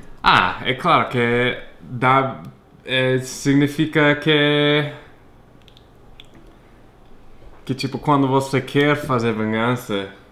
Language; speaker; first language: Portuguese; non-native, fluent; English